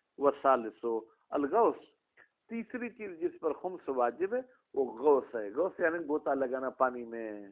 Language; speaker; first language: Urdu; non-native, local second language; Sindhi